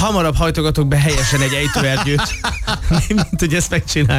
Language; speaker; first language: Hungarian; native; Hungarian